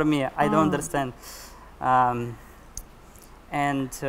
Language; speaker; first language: English; non-native, learner; Russian